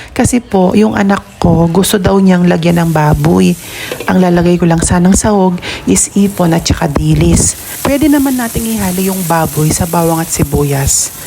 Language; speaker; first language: Filipino; non-native, local second language; Pampanga